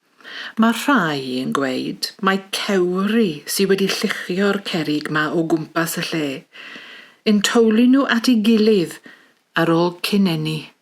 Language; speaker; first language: Welsh; native; Welsh